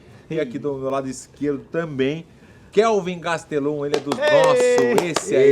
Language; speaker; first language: Portuguese; native; Portuguese